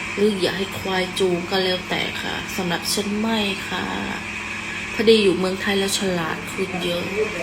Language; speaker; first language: Thai; non-native, fluent; Khmer